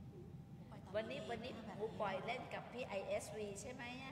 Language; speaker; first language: Thai; native; Thai